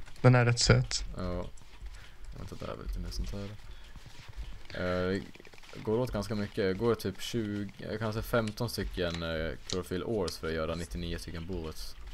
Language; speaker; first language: Swedish; native; Swedish